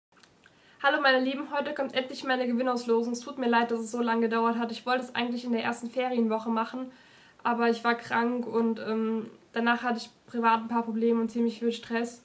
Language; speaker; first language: German; native; German